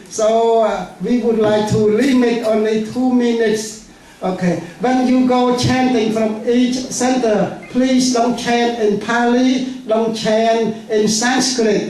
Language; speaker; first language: English; non-native, fluent; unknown